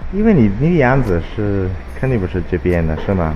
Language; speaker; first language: Chinese; non-native, learner; Italian